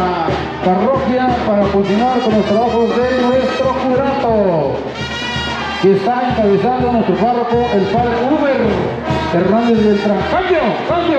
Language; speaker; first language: Spanish; native; Spanish